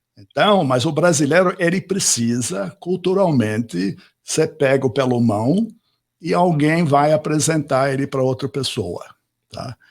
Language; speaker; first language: Portuguese; non-native, fluent; English